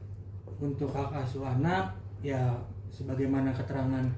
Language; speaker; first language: Indonesian; native; Indonesian